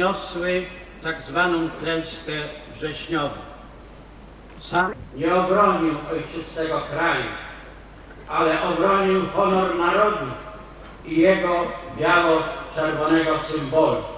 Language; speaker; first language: Polish; native; Polish